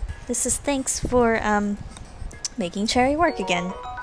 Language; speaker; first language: English; native; English